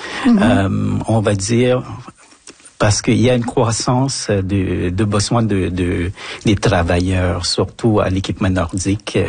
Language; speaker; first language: French; non-native, fluent; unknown